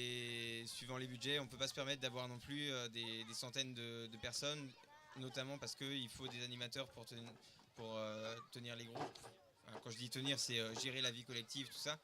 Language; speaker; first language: French; native; French